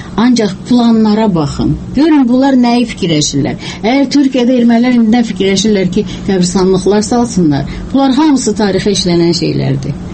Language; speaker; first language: Azerbaijani; native; Azerbaijani